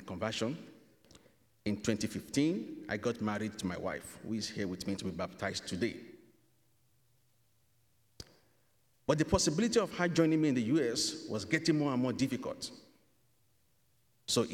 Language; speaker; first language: English; non-native, local second language; Yoruba